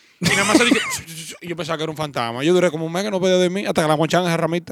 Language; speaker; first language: Spanish; native; Spanish